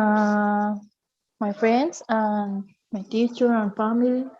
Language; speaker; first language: English; non-native, learner; Spanish